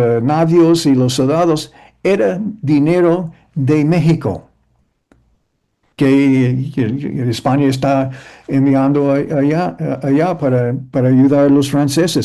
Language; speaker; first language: Spanish; early bilingual, heritage; English